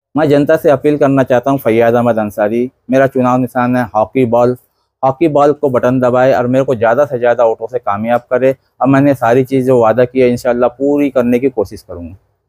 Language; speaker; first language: Hindi; native; Hindi